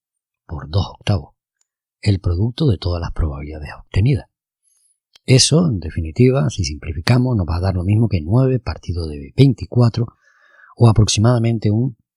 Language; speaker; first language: Spanish; native; Spanish